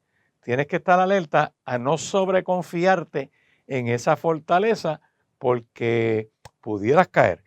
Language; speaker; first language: Spanish; native; Spanish